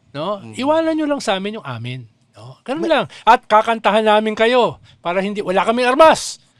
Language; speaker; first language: Filipino; native; Filipino